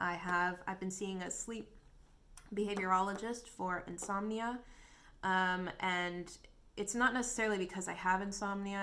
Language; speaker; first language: English; native; English